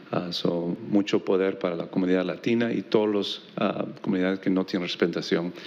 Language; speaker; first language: Spanish; early bilingual, heritage; Spanish